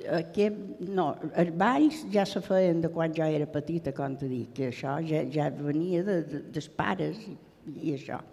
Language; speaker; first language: Catalan; native; Catalan